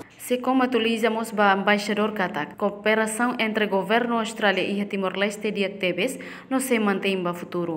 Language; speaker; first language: Portuguese; non-native, local second language; Tetum